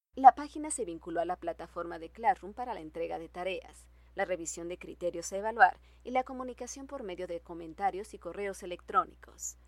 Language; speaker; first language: Spanish; native; Spanish